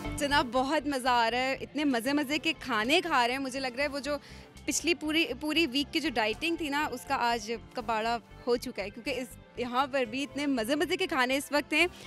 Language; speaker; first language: Urdu; non-native, local second language; Kashmiri